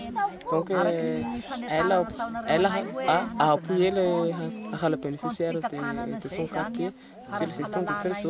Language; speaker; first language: French; non-native, local second language; Malagasy